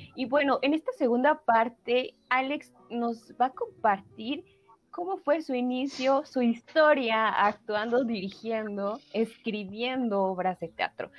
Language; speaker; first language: Spanish; native; Spanish